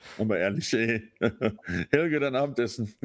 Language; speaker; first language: German; native; German